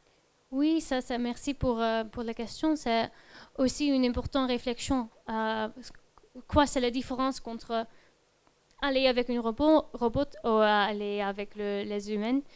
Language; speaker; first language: French; non-native, fluent; Dutch